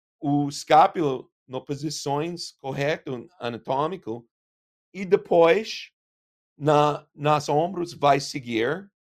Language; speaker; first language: Portuguese; non-native, learner; English